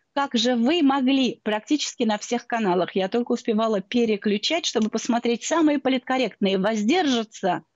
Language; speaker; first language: Russian; native; Russian